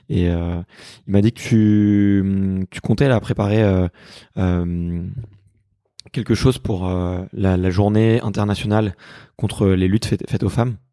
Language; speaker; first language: French; native; French